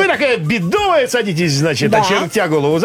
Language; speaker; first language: Russian; native; Russian